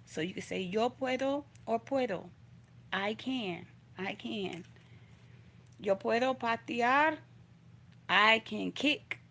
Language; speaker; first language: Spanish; non-native, learner; English